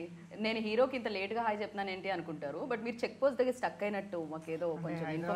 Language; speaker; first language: Telugu; native; Telugu